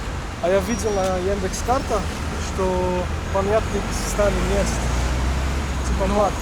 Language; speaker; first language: Russian; non-native, learner; French